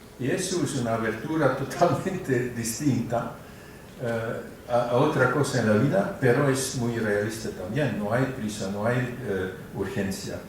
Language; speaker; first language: Spanish; non-native, fluent; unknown